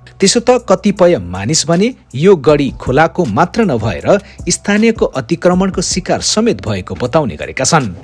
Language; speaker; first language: Nepali; native; Nepali